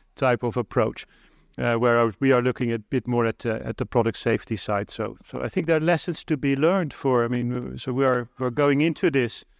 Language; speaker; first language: English; non-native, fluent; Dutch